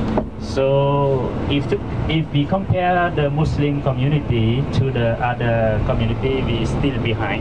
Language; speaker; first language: English; non-native, local second language; Khmer